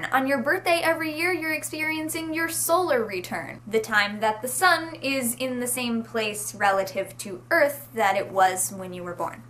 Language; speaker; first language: English; native; English